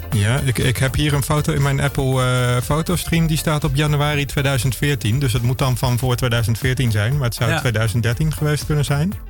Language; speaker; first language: Dutch; native; Dutch